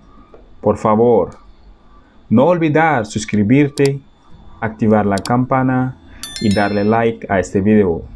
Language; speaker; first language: Spanish; non-native, fluent; Wolof